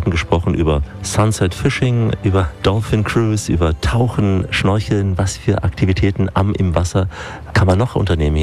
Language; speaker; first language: German; native; German